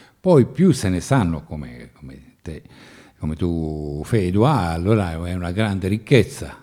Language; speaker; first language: Italian; native; Italian